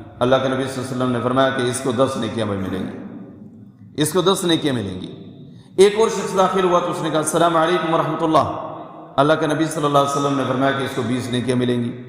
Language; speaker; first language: Urdu; non-native, local second language; Punjabi